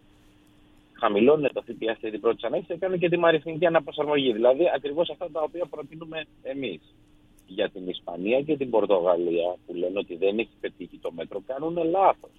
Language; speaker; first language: Greek; native; Greek